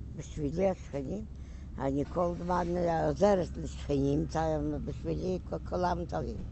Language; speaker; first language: Hebrew; non-native, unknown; German